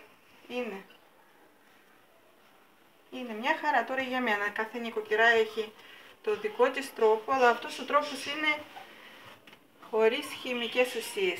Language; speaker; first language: Greek; non-native, fluent; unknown